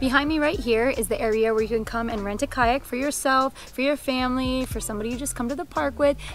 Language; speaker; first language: English; native; English